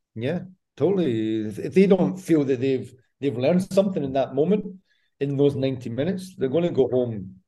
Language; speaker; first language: English; native; English